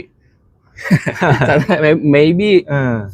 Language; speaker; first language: English; non-native, fluent; Indonesian